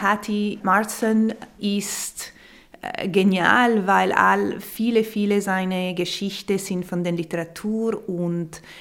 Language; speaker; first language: German; non-native, local second language; Italian